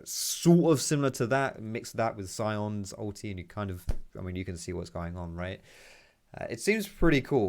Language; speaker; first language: English; native; English